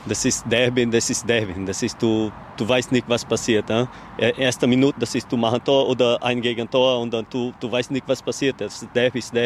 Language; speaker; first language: German; non-native, learner; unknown